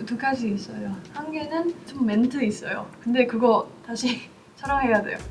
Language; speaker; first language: Korean; non-native, learner; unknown